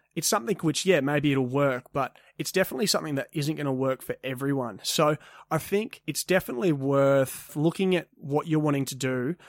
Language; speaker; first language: English; native; English